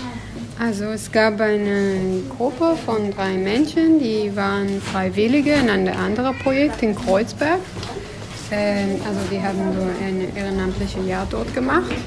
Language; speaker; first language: German; non-native, fluent; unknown